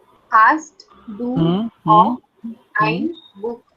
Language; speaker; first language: German; non-native, learner; Marathi